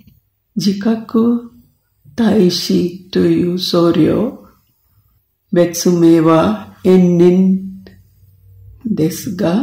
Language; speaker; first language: Japanese; non-native, fluent; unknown